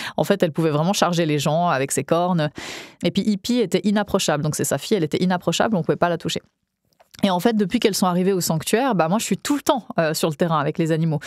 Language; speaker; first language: French; native; French